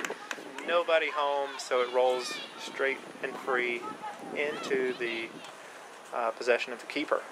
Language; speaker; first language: English; native; English